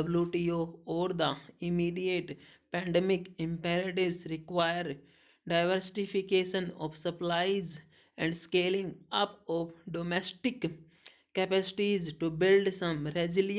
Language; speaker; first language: English; non-native, local second language; Hindi